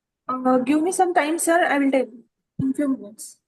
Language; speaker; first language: English; non-native, learner; Marathi